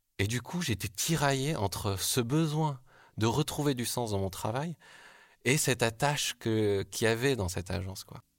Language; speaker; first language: French; early bilingual, other home language; Korean